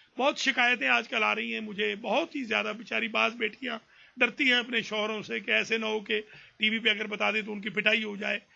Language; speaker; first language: Urdu; native; Urdu